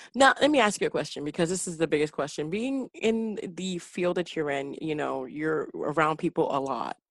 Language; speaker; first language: English; native; English